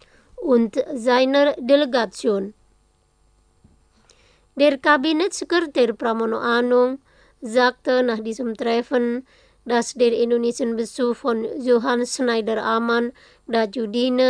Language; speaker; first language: German; non-native, learner; Indonesian